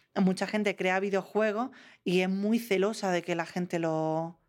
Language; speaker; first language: Spanish; native; Spanish